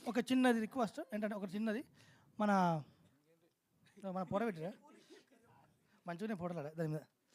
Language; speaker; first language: Telugu; native; Telugu